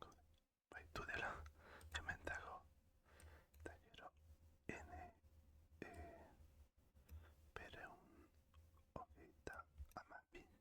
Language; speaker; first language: Basque; non-native, learner; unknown